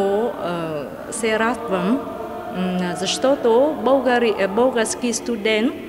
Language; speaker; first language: Bulgarian; non-native, learner; Vietnamese